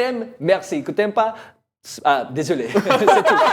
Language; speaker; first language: French; non-native, learner; English